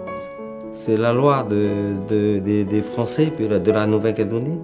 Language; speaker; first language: French; non-native, local second language; Vietnamese